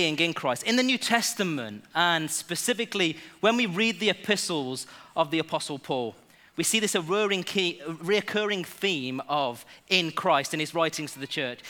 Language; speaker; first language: English; native; English